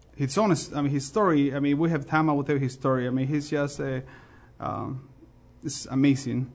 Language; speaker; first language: English; non-native, fluent; Spanish